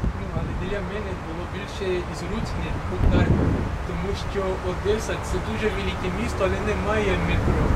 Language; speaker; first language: Ukrainian; non-native, learner; Portuguese